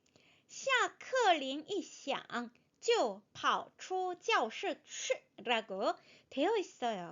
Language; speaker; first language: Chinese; non-native, fluent; Korean